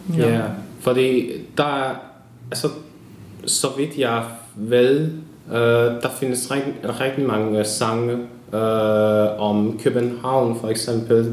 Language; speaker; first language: Swedish; non-native, learner; Hungarian